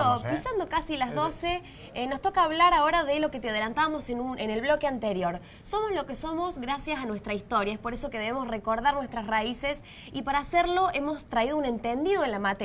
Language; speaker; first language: Spanish; native; Spanish